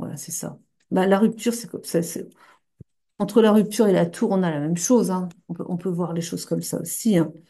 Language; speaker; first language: French; native; French